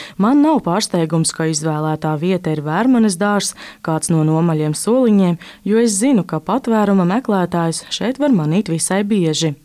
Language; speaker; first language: Latvian; native; Latvian